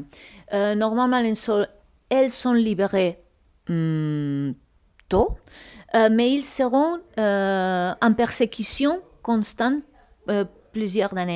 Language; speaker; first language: French; non-native, fluent; Spanish